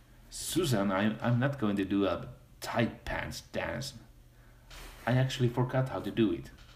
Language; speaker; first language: English; non-native, fluent; Finnish